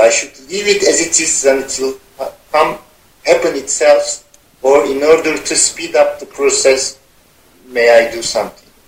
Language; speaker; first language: English; non-native, fluent; Turkish